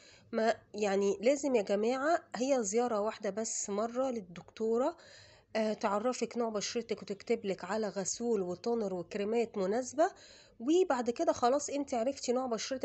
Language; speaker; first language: Arabic; native; Arabic